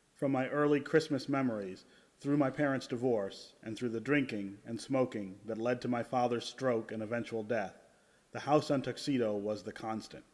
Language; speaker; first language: English; native; English